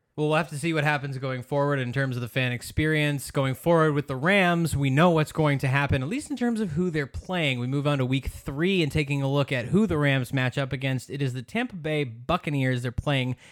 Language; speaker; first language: English; native; English